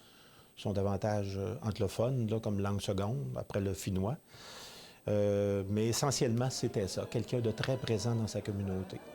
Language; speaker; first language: French; native; French